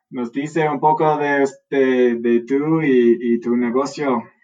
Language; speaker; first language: Spanish; non-native, learner; English